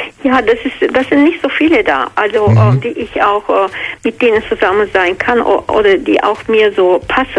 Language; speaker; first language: German; non-native, fluent; Georgian